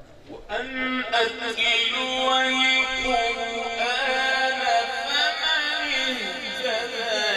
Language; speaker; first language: Arabic; native; Arabic